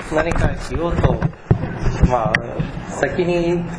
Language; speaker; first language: Japanese; non-native, fluent; Chinese